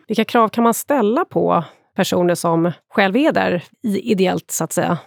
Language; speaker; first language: Swedish; native; Swedish